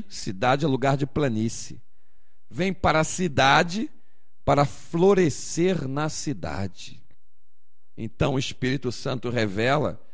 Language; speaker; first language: Portuguese; native; Portuguese